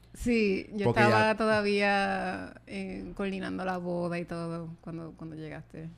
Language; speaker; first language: Spanish; native; Spanish